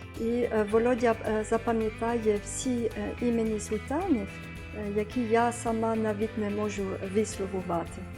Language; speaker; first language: Ukrainian; non-native, fluent; French